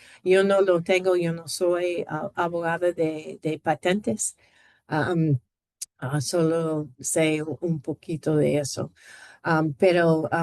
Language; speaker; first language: Spanish; non-native, fluent; English